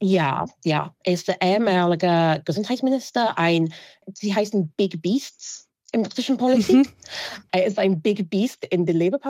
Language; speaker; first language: German; non-native, fluent; English